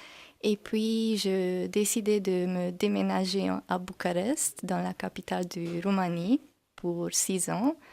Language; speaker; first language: French; non-native, learner; Hungarian